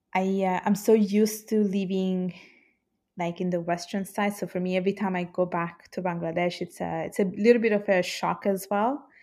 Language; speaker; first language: English; early bilingual, heritage; Italian